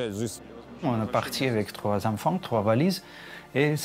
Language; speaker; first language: French; non-native, fluent; Russian